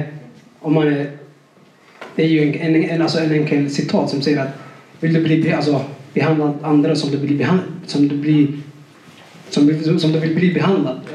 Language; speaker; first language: Swedish; non-native, fluent; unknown